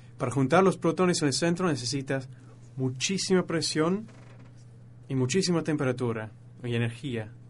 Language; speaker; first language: Spanish; non-native, fluent; English